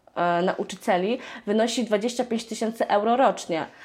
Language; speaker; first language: Polish; native; Polish